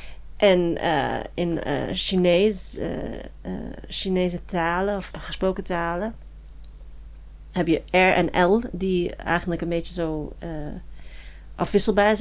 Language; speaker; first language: Dutch; non-native, fluent; English